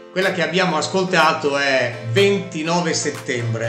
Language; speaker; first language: Italian; native; Italian